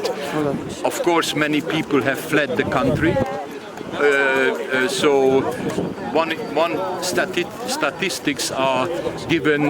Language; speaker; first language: English; non-native, fluent; Hungarian